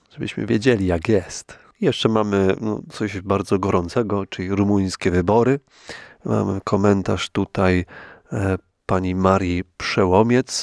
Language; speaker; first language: Polish; native; Polish